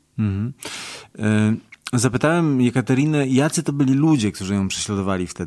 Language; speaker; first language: Russian; non-native, learner; Polish